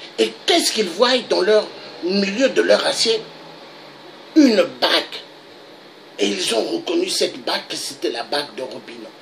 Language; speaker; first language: French; non-native, local second language; Lingala